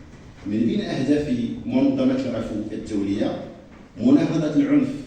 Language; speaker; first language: Arabic; native; Arabic